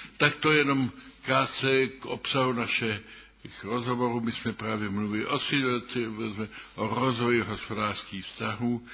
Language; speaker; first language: Czech; early bilingual, other home language; German